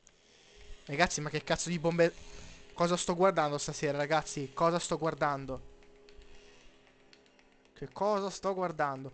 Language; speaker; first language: Italian; native; Italian